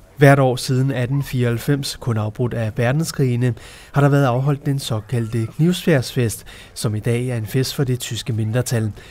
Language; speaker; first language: Danish; native; Danish